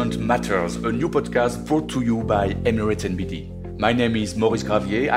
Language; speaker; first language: English; non-native, fluent; French